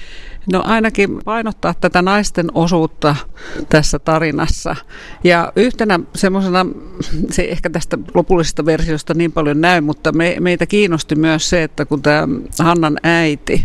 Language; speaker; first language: Finnish; native; Finnish